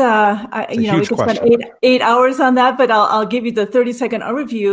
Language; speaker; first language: English; native; English